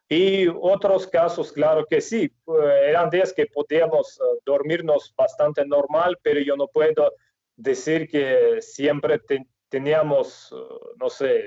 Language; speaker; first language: Spanish; non-native, fluent; Russian